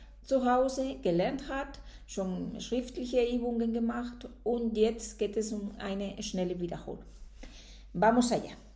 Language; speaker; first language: German; non-native, fluent; Spanish